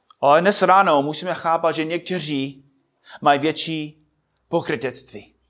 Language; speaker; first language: Czech; non-native, fluent; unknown